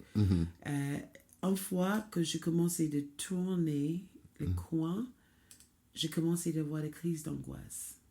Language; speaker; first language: French; non-native, fluent; English